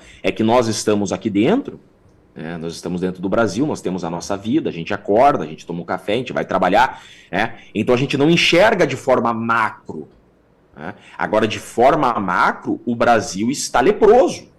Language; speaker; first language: Portuguese; native; Portuguese